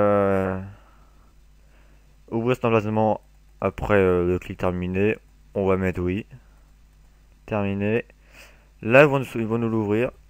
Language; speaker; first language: French; native; French